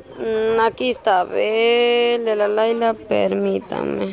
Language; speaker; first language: Spanish; native; Spanish